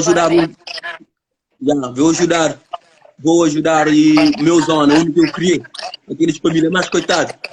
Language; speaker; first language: Portuguese; non-native, learner; Kabuverdianu